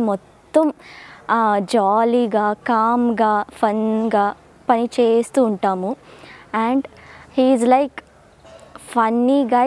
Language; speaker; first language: Telugu; non-native, learner; Kannada